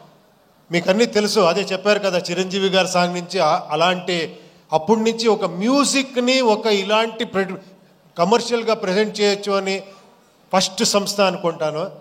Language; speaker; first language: Telugu; non-native, fluent; Kannada